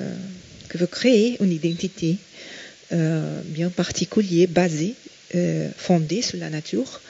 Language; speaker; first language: French; non-native, fluent; Portuguese